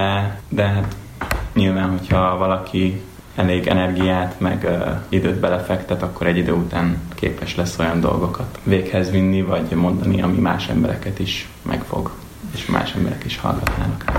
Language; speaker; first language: Hungarian; native; Hungarian